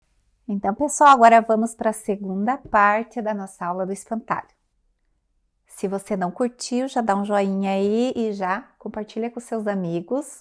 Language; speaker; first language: Portuguese; native; Portuguese